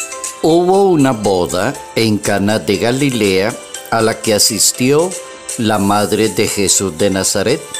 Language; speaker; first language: Spanish; native; Spanish